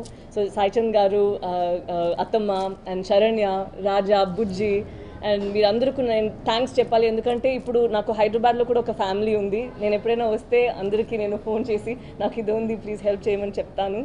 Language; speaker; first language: Telugu; non-native, fluent; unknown